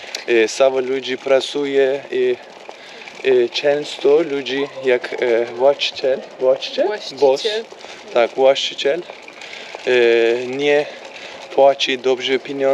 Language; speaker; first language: Polish; non-native, learner; Turkish